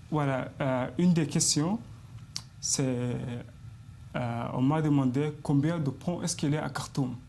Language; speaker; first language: French; non-native, fluent; Arabic